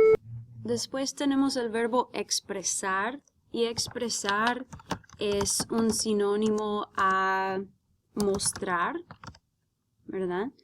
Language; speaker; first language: Spanish; non-native, fluent; English